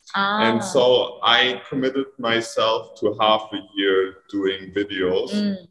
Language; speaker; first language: English; non-native, fluent; German